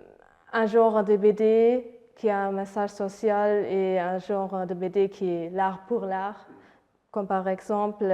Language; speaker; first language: French; non-native, fluent; Luxembourgish